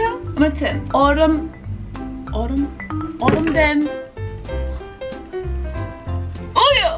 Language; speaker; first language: Korean; non-native, fluent; English